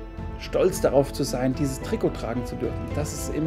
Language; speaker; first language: German; native; German